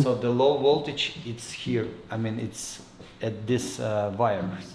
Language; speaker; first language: English; non-native, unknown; Russian